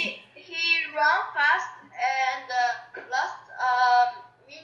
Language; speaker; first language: English; non-native, learner; Chinese